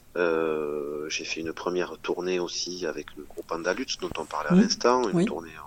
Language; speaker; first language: French; native; French